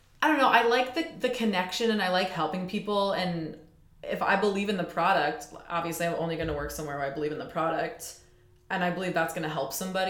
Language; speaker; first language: English; native; English